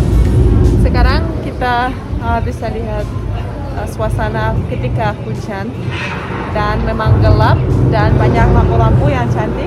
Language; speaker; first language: Indonesian; non-native, fluent; Russian